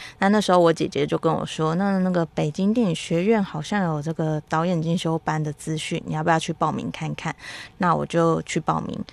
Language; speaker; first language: Chinese; native; Chinese